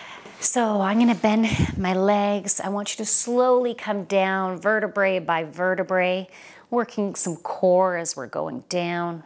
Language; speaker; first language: English; native; English